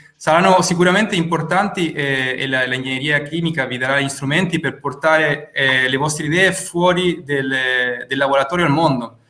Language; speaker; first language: Italian; non-native, fluent; Spanish